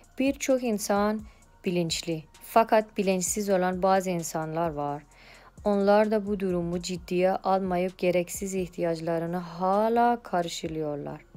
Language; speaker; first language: Turkish; non-native, learner; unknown